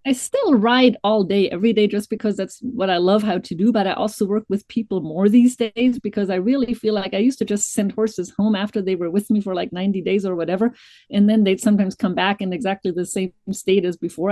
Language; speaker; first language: English; non-native, fluent; German